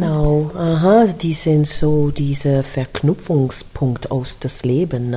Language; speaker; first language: German; non-native, learner; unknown